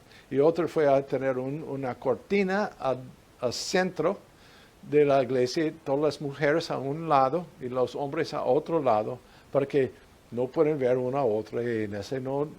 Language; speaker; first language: Spanish; non-native, fluent; English